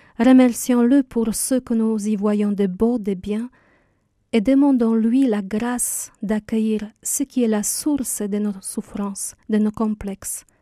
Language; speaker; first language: French; non-native, fluent; Polish